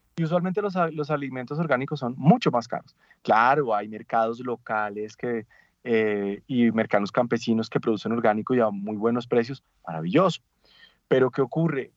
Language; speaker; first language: Spanish; native; Spanish